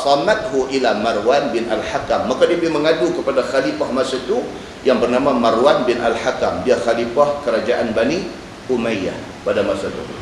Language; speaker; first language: Malay; native; Malay